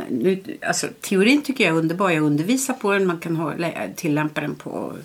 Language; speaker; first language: Swedish; early bilingual, other home language; Estonian